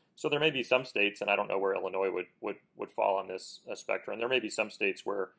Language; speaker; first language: English; native; English